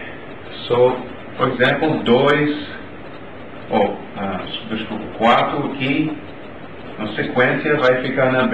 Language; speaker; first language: Portuguese; non-native, learner; English